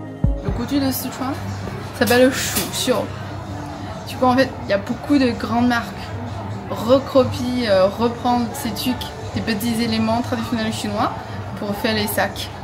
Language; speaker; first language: French; non-native, fluent; Chinese